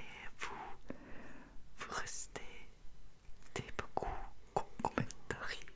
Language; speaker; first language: French; non-native, learner; Russian